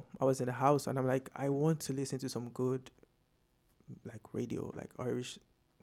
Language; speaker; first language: English; non-native, local second language; Yoruba